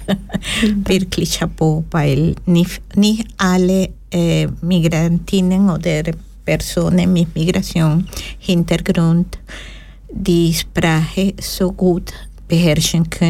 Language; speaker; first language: German; non-native, learner; Spanish